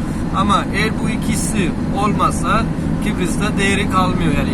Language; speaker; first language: Turkish; non-native, learner; Urdu